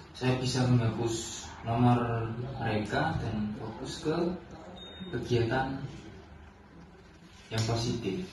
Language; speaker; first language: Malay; non-native, fluent; Indonesian